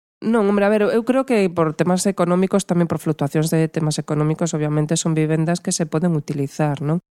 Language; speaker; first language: Galician; non-native, local second language; Spanish